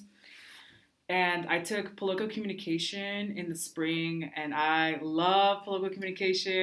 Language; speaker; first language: English; early bilingual, other home language; Spanish